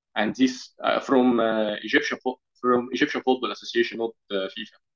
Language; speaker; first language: English; non-native, learner; Arabic